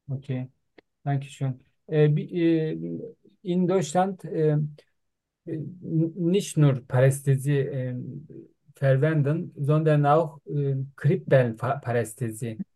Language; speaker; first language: German; non-native, learner; Turkish